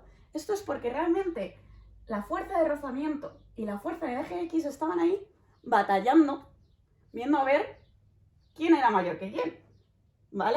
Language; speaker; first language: Spanish; native; Spanish